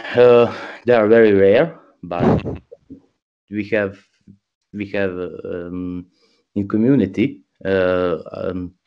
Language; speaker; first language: English; non-native, learner; Croatian